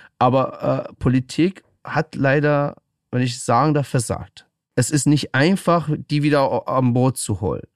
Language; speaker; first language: German; early bilingual, other home language; Persian